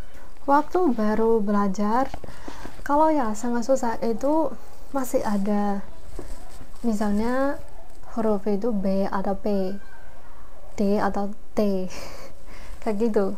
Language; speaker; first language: Indonesian; non-native, fluent; Chinese